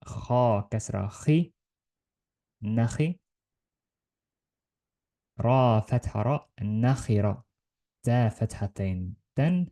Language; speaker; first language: Arabic; non-native, learner; Estonian